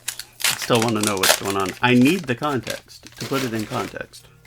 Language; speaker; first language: English; native; English